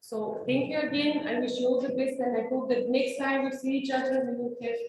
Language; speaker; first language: English; non-native, fluent; Macedonian